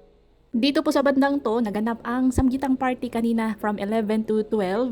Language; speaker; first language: Filipino; non-native, local second language; Cebuano